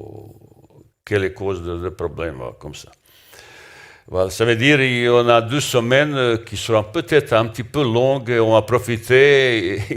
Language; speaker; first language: French; non-native, learner; Bosnian